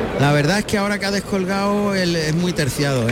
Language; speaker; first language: Spanish; native; Spanish